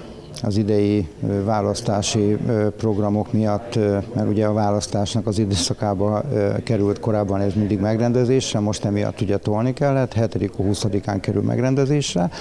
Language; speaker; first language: Hungarian; native; Hungarian